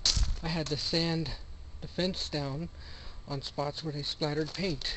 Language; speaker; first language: English; native; English